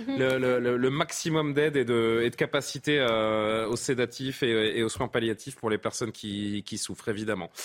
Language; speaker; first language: French; native; French